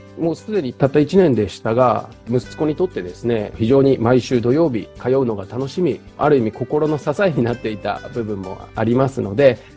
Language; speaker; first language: Japanese; native; Japanese